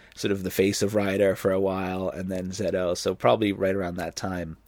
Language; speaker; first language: English; native; English